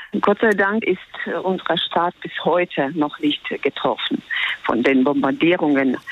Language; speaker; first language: German; non-native, fluent; Ukrainian